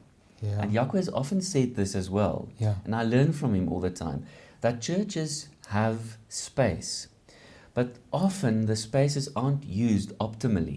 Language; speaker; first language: English; non-native, local second language; Afrikaans